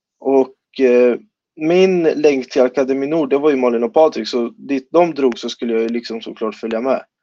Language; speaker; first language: Swedish; early bilingual, other home language; Spanish